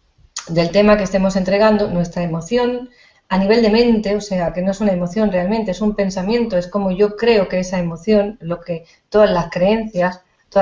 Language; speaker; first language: Spanish; native; Spanish